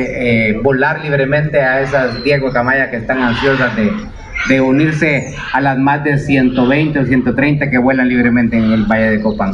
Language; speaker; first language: Spanish; native; Spanish